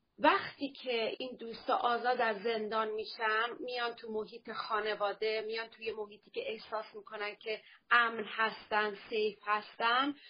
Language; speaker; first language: Persian; early bilingual, heritage; Persian